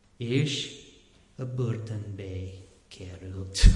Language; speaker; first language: Hungarian; non-native, learner; English